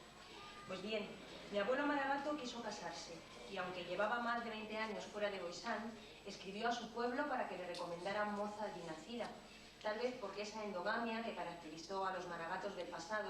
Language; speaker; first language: Spanish; native; Spanish